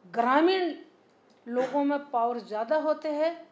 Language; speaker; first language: Hindi; native; Hindi